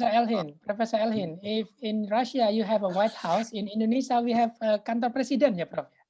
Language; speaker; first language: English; non-native, fluent; Indonesian